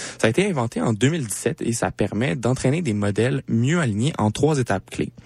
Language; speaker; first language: French; native; French